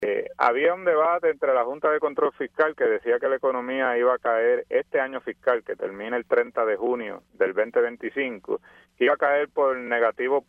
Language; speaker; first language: Spanish; native; Spanish